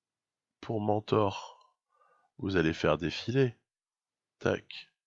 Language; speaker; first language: French; native; French